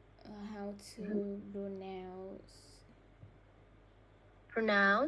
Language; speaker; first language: English; non-native, learner; Vietnamese